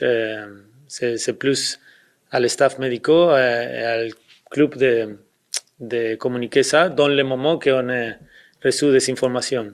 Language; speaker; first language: French; non-native, fluent; Spanish